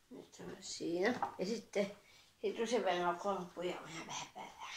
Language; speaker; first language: Finnish; native; Finnish